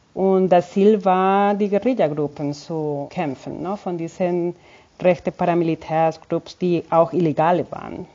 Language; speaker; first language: German; non-native, fluent; Spanish